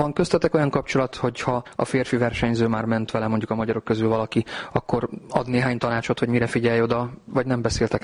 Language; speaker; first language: Hungarian; native; Hungarian